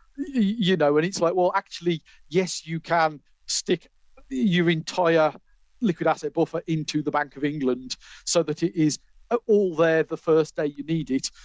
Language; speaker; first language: English; native; English